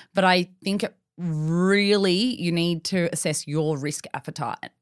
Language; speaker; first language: English; native; English